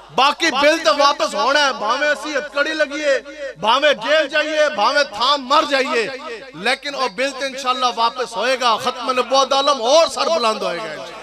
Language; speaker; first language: Urdu; non-native, local second language; Punjabi